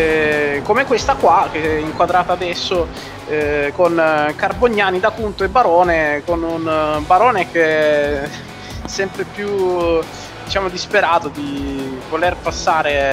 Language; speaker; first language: Italian; native; Italian